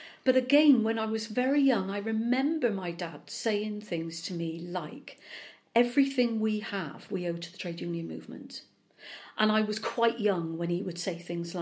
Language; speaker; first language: English; native; English